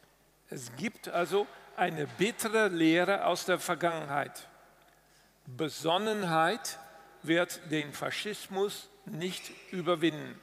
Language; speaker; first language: German; non-native, fluent; Dutch